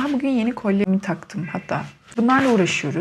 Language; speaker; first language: Turkish; native; Turkish